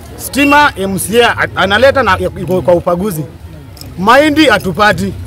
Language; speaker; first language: Swahili; non-native, local second language; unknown